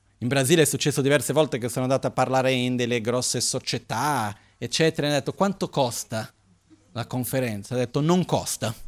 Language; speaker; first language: Italian; non-native, fluent; Portuguese